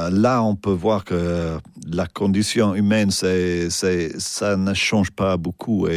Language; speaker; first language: French; non-native, fluent; English